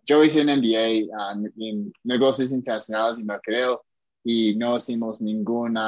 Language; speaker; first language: Spanish; non-native, fluent; English